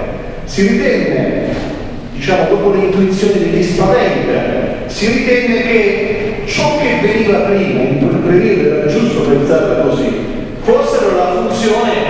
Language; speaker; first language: Italian; native; Italian